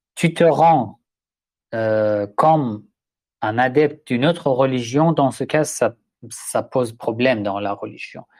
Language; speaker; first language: French; non-native, fluent; Persian